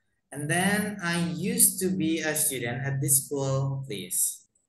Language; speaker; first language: English; non-native, fluent; Indonesian